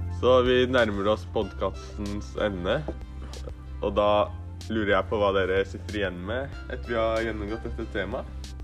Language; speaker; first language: Norwegian; native; Norwegian